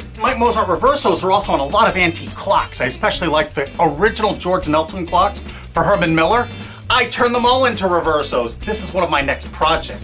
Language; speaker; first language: English; native; English